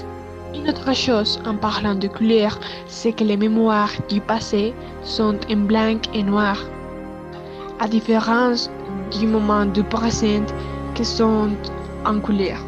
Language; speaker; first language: French; non-native, learner; Spanish